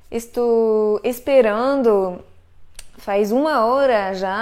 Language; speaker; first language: Portuguese; non-native, fluent; French